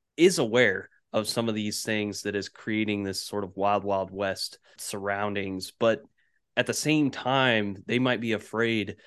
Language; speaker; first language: English; native; English